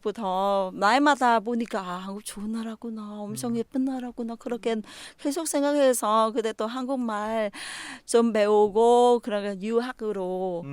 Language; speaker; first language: Korean; non-native, learner; Vietnamese